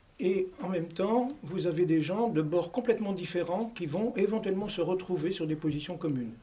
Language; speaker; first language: French; native; French